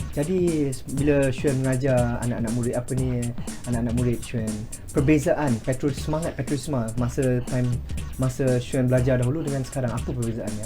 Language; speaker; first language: Malay; native; Malay